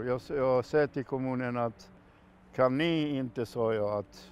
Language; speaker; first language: Swedish; non-native, fluent; Macedonian